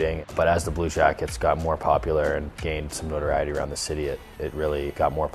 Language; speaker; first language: English; native; English